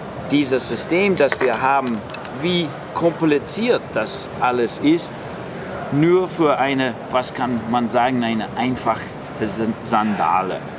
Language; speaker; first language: German; non-native, fluent; English